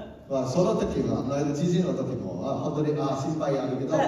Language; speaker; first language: Japanese; non-native, learner; Cantonese